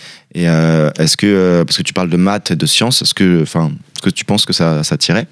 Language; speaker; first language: French; native; French